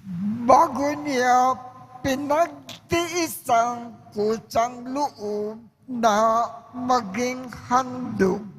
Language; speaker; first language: Filipino; native; Filipino